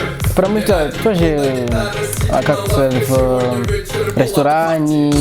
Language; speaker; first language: Russian; non-native, learner; English